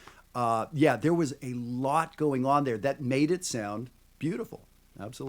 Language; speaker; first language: English; native; English